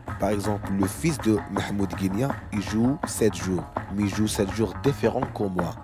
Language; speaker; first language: French; non-native, learner; Arabic